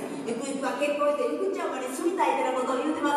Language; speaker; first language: Japanese; native; Japanese